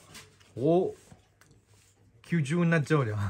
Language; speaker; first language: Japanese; non-native, learner; Thai